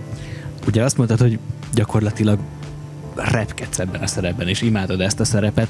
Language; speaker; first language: Hungarian; native; Hungarian